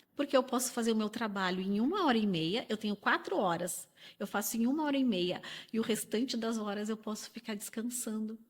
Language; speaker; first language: Portuguese; native; Portuguese